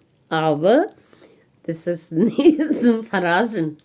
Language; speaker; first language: German; non-native, learner; Hindi